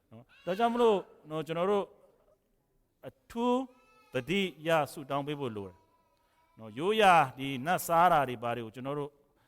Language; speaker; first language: Burmese; non-native, local second language; Kachin